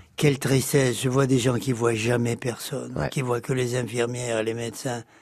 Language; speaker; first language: French; native; French